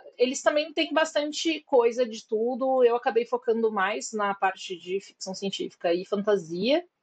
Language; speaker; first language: Portuguese; native; Portuguese